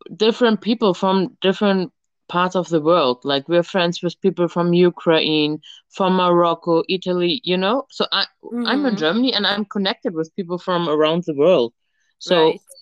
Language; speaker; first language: English; non-native, fluent; German